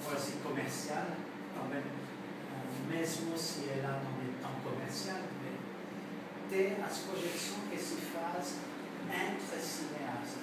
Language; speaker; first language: Portuguese; non-native, fluent; French